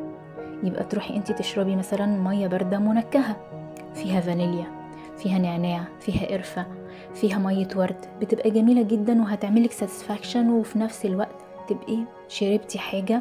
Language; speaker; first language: Arabic; native; Arabic